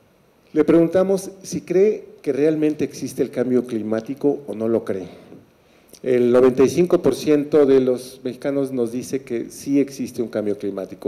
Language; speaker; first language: Spanish; native; Spanish